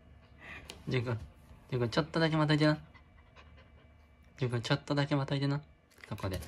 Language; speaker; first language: Japanese; native; Japanese